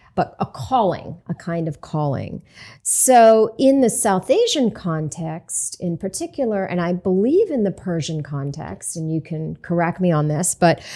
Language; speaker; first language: English; native; English